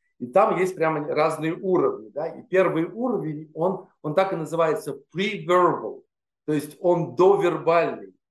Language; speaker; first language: Russian; native; Russian